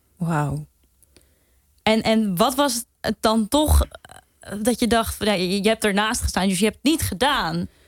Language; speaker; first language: Dutch; native; Dutch